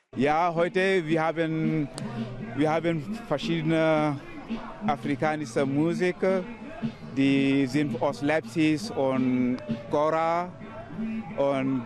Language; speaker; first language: German; non-native, learner; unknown